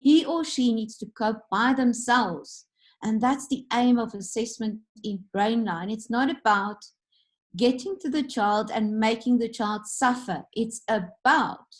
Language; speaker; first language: English; non-native, local second language; Afrikaans